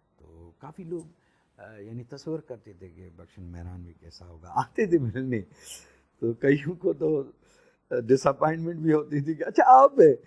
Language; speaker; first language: Urdu; non-native, local second language; Sindhi